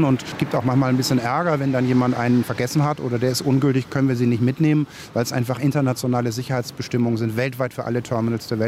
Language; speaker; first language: German; native; German